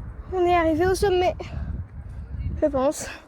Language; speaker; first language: French; native; French